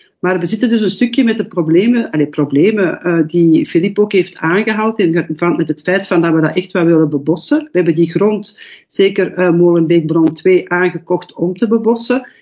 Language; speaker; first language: Dutch; native; Dutch